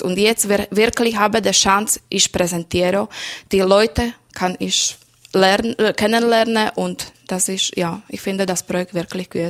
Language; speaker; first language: German; non-native, learner; Slovak